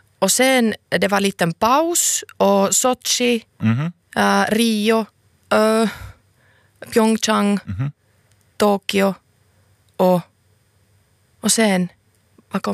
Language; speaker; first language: Swedish; non-native, local second language; Finnish